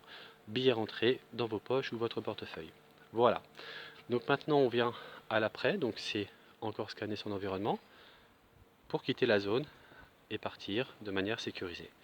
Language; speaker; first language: French; native; French